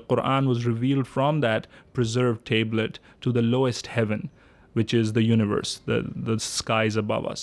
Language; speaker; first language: English; non-native, local second language; Urdu